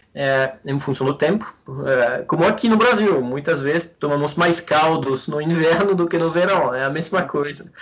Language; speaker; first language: Portuguese; non-native, fluent; French